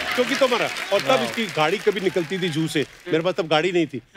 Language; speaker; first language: Hindi; native; Hindi